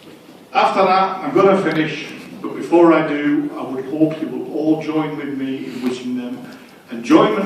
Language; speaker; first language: English; native; English